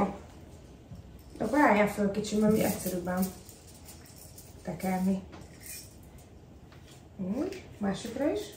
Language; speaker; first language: Hungarian; native; Hungarian